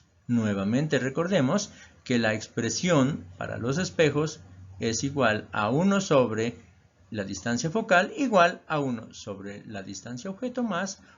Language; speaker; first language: Spanish; native; Spanish